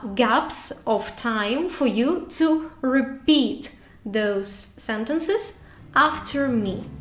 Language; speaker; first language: English; non-native, fluent; Ukrainian